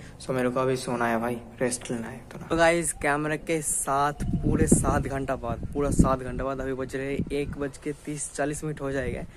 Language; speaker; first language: Hindi; non-native, local second language; Bangla